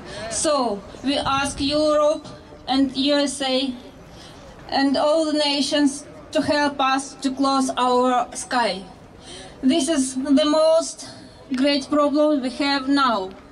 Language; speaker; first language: English; non-native, fluent; Ukrainian